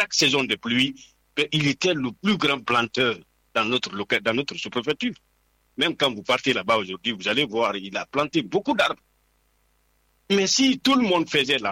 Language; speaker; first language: French; non-native, local second language; Fula